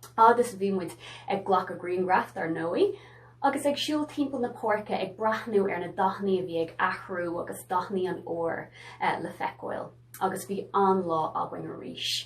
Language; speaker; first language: Irish; native; Irish